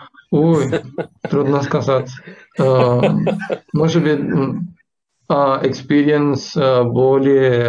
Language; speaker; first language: Russian; non-native, fluent; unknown